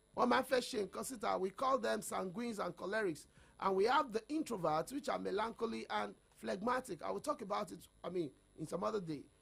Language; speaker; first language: English; non-native, local second language; Yoruba